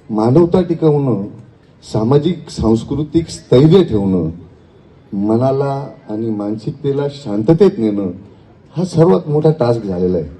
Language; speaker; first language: Marathi; non-native, local second language; Marwari